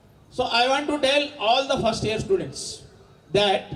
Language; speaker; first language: English; non-native, local second language; Telugu